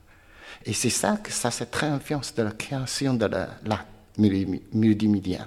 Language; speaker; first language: French; non-native, learner; Chinese